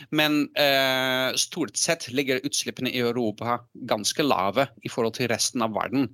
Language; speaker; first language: Norwegian; non-native, fluent; Dutch